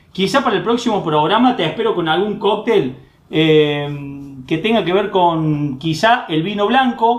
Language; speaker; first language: Spanish; native; Spanish